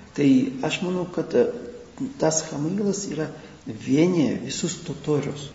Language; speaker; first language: Lithuanian; non-native, local second language; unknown